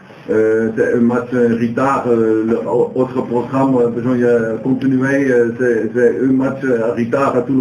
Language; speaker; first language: French; non-native, learner; Dutch